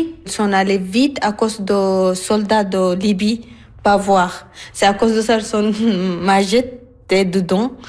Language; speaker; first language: French; non-native, learner; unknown